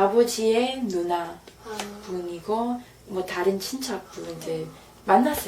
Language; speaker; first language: Korean; non-native, fluent; English